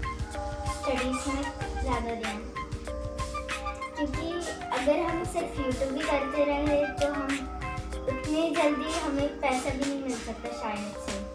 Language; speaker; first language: Hindi; non-native, local second language; Malayalam